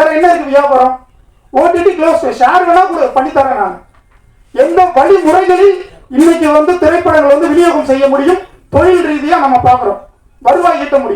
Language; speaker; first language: Tamil; native; Tamil